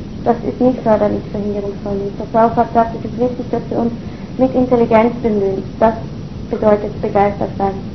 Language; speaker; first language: German; native; German